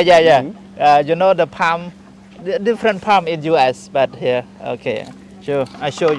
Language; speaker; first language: English; non-native, learner; Khmer